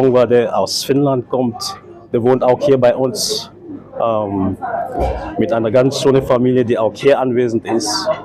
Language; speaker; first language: German; non-native, fluent; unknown